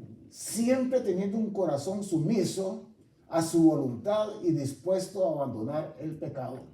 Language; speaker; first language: Spanish; native; Spanish